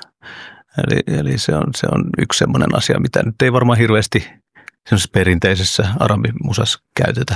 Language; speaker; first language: Finnish; early bilingual, other home language; Oromo